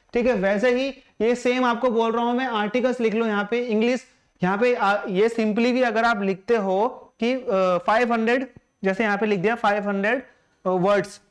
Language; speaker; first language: Hindi; native; Hindi